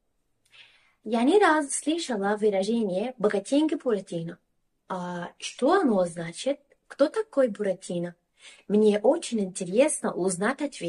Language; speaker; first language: Russian; non-native, learner; Arabic